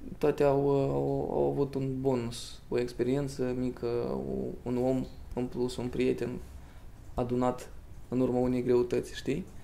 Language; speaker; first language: Romanian; native; Romanian